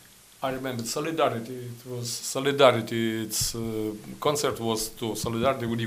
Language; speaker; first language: English; non-native, learner; Ukrainian